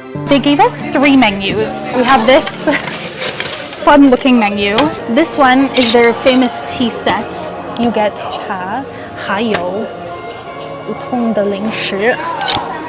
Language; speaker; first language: English; native; English